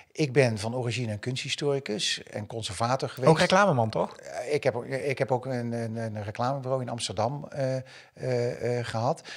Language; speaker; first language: Dutch; native; Dutch